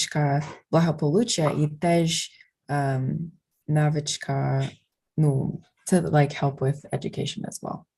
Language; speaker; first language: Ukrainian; non-native, fluent; English